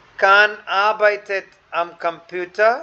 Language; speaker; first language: German; non-native, fluent; Hindi